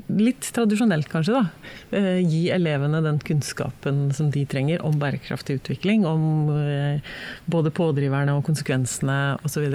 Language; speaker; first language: Norwegian; native; Norwegian